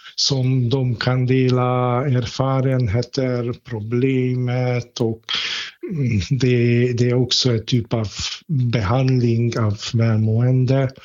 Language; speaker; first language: Swedish; non-native, fluent; Hungarian